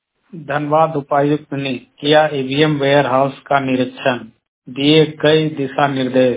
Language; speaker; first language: Hindi; native; Hindi